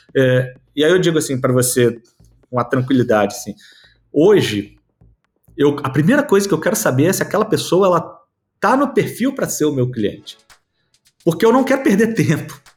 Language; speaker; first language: Portuguese; native; Portuguese